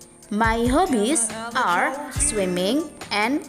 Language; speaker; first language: English; non-native, fluent; Indonesian